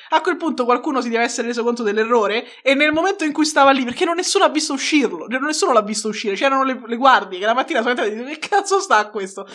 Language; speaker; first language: Italian; native; Italian